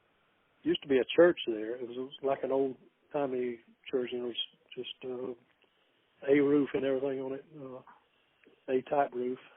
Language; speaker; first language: English; native; English